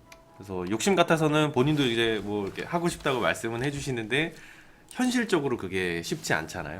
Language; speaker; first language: Korean; native; Korean